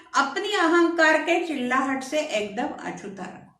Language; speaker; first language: Hindi; non-native, local second language; Marathi